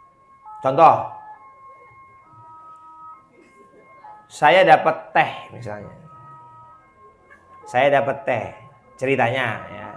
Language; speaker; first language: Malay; non-native, local second language; Javanese